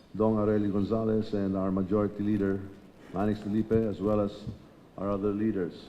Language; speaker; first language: English; non-native, local second language; Filipino